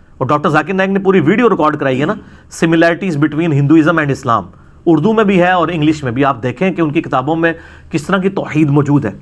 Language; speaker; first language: Urdu; non-native, local second language; Punjabi